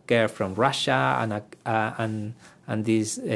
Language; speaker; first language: English; non-native, fluent; Spanish